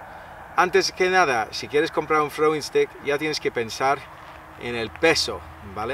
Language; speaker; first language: Spanish; non-native, fluent; English